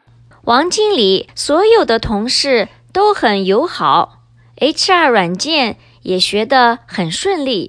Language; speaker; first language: Chinese; early bilingual, heritage; Chinese